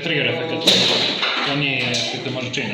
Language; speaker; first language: Bosnian; native; Bosnian